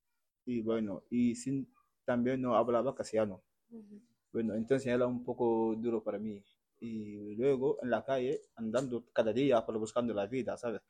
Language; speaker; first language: Spanish; non-native, learner; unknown